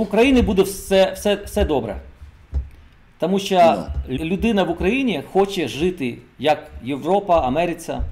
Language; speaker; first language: Ukrainian; non-native, local second language; Russian